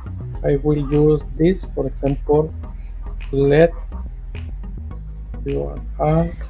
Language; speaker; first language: English; non-native, fluent; Spanish